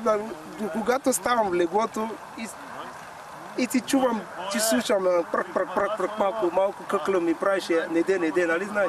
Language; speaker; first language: Bulgarian; non-native, learner; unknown